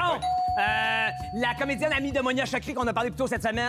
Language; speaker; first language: French; native; French